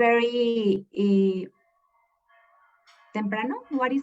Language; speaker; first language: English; non-native, learner; Spanish